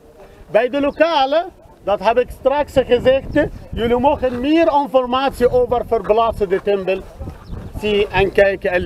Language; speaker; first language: Dutch; non-native, learner; Arabic